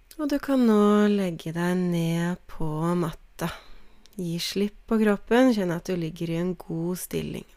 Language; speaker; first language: Norwegian; native; Norwegian